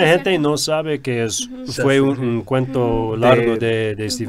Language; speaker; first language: Spanish; non-native, fluent; English